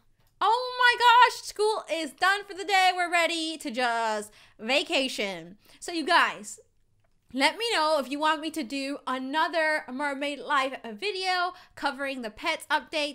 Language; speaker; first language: English; native; English